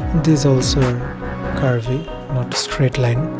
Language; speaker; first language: English; non-native, fluent; Bangla